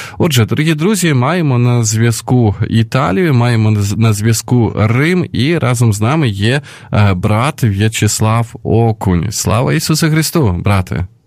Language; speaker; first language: Ukrainian; native; Ukrainian